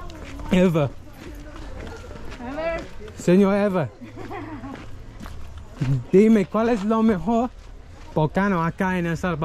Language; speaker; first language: Spanish; non-native, learner; English